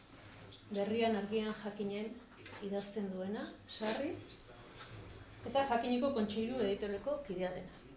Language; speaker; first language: Basque; native; Basque